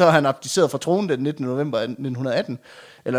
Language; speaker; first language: Danish; native; Danish